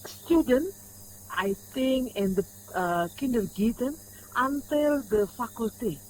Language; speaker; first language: English; non-native, learner; Indonesian